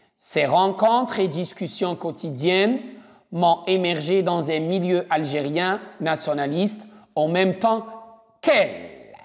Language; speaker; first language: French; non-native, local second language; Arabic